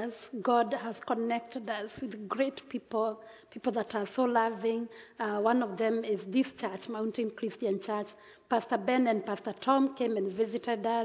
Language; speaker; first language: English; non-native, local second language; Kikuyu